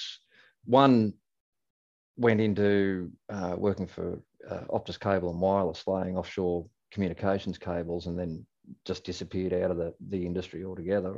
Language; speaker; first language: English; native; English